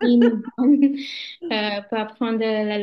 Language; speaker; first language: French; non-native, learner; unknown